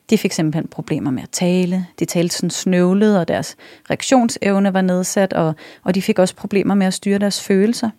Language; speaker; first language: Danish; native; Danish